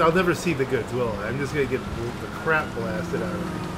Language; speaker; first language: English; native; English